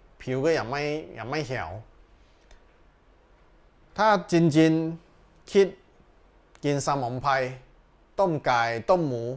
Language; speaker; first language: Thai; non-native, learner; Chinese